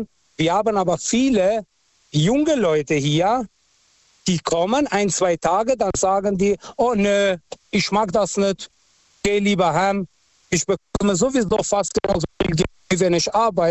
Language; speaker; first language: German; non-native, local second language; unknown